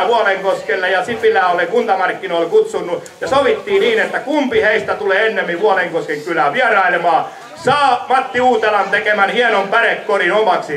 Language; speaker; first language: Finnish; native; Finnish